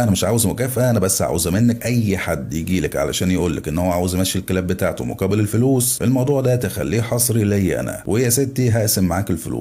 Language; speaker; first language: Arabic; native; Arabic